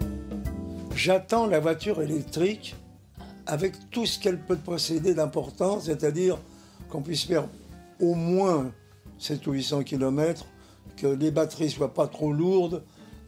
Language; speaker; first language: French; native; French